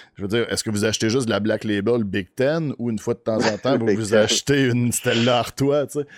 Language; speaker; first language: French; native; French